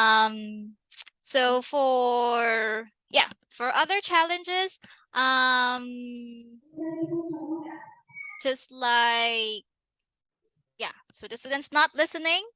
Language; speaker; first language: English; non-native, fluent; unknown